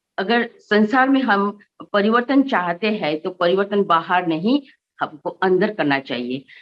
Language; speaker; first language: Hindi; non-native, local second language; Nepali